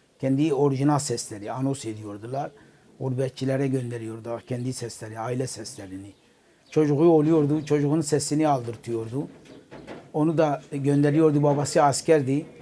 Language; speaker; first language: Turkish; non-native, local second language; Kurdish